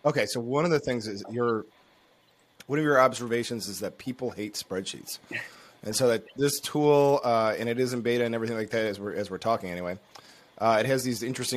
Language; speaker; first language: English; native; English